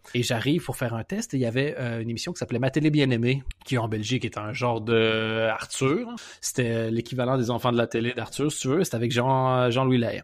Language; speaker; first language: French; native; French